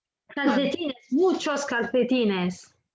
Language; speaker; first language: Spanish; non-native, fluent; French